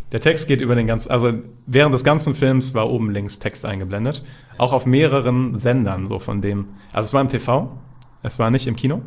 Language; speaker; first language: German; native; German